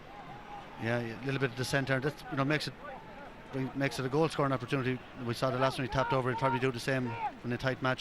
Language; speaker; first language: English; native; English